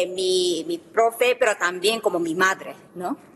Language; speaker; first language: Spanish; non-native, fluent; Japanese